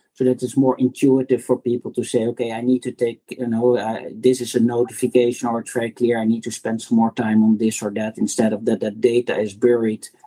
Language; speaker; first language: English; non-native, fluent; Dutch